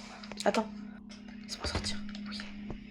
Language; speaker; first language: French; native; French